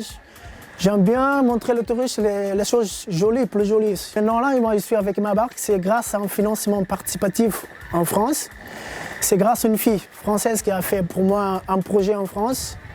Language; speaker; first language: French; non-native, learner; Kabuverdianu